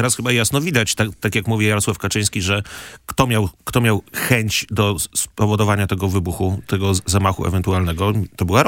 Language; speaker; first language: Polish; native; Polish